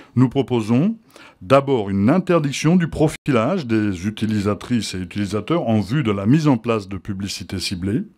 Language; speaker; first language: French; native; French